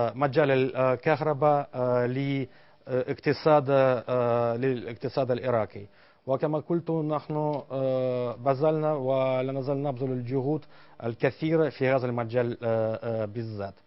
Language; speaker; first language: Arabic; non-native, fluent; Russian